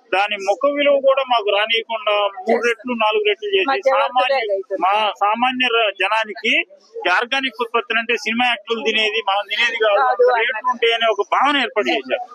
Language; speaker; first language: Telugu; native; Telugu